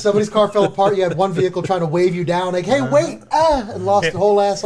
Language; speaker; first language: English; native; English